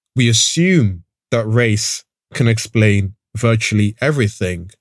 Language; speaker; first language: English; early bilingual, other home language; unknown